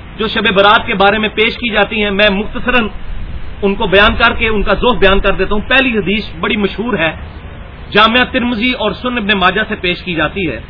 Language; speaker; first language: Urdu; non-native, local second language; Punjabi